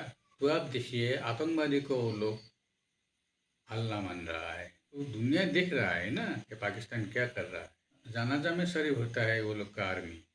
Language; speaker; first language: Hindi; non-native, local second language; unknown